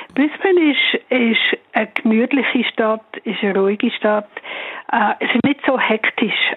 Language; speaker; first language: German; native; German